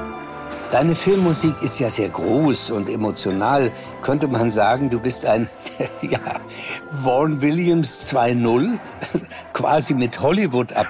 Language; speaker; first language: German; native; German